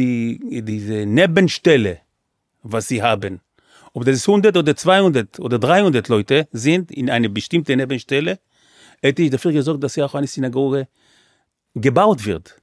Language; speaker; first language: German; non-native, fluent; Hebrew